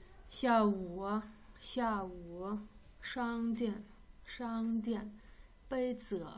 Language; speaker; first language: Chinese; non-native, fluent; Kyrgyz